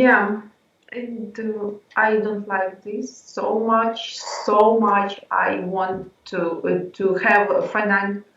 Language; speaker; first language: English; non-native, learner; Ukrainian